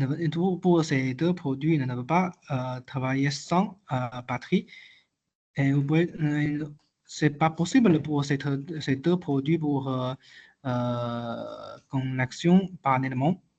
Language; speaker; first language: French; non-native, learner; Chinese